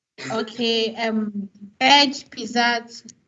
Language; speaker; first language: Hungarian; non-native, learner; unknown